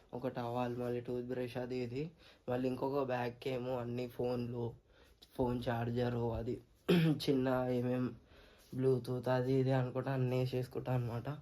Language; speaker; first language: Telugu; non-native, local second language; Marathi